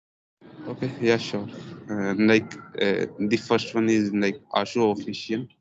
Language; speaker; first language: English; non-native, learner; Hindi